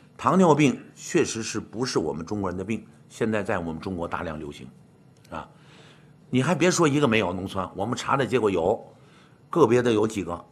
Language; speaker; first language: Chinese; native; Chinese